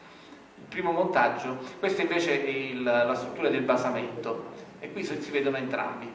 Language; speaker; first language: Italian; native; Italian